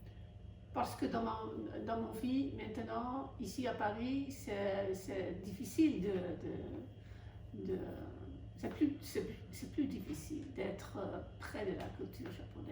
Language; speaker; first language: French; non-native, fluent; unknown